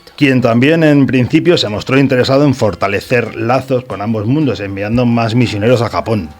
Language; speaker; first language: Spanish; native; Spanish